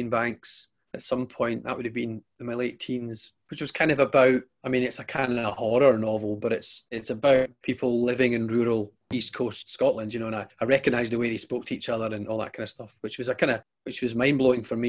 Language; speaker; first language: English; native; English